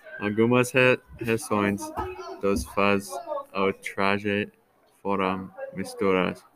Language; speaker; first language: Portuguese; non-native, learner; English